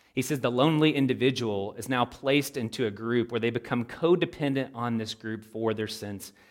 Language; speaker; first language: English; native; English